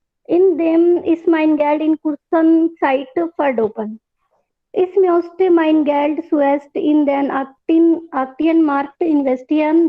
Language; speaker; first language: German; non-native, learner; Hindi